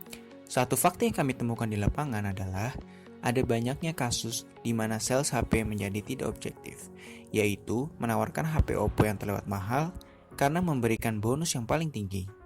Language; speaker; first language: Indonesian; native; Indonesian